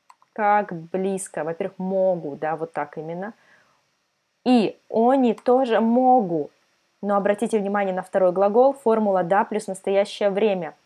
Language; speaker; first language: Russian; non-native, fluent; Serbian